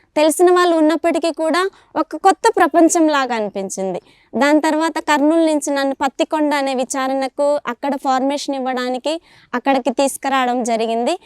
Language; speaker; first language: Telugu; native; Telugu